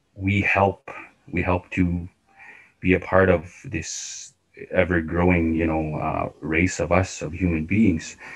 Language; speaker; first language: English; non-native, fluent; Cree